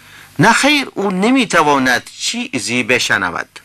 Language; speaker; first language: Persian; non-native, fluent; Urdu